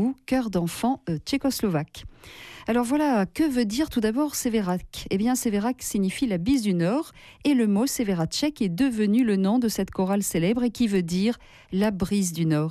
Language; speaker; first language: French; native; French